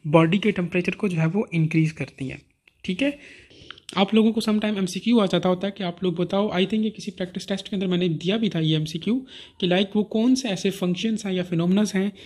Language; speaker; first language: Urdu; non-native, local second language; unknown